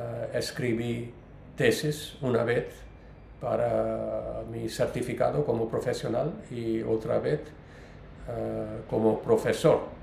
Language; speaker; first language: Spanish; non-native, learner; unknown